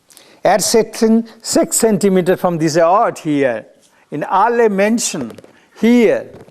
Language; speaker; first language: German; non-native, learner; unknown